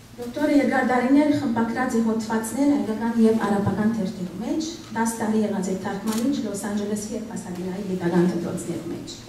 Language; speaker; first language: Armenian; early bilingual, heritage; Armenian